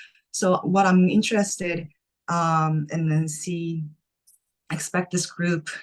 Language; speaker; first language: English; non-native, fluent; Japanese